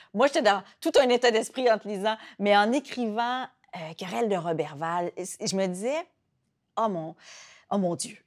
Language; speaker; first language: French; native; French